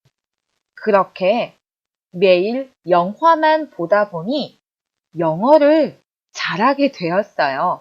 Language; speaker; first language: Korean; native; Korean